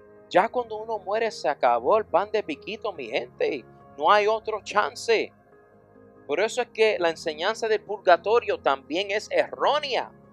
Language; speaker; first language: Spanish; non-native, fluent; English